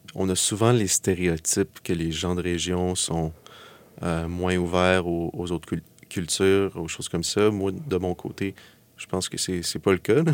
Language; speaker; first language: French; native; French